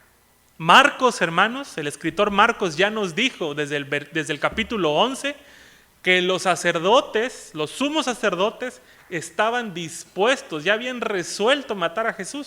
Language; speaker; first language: Spanish; native; Spanish